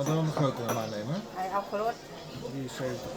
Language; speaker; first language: Dutch; non-native, learner; Thai